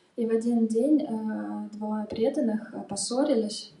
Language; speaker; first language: Russian; native; Russian